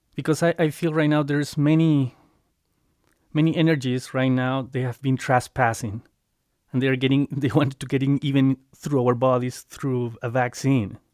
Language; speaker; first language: English; non-native, fluent; Spanish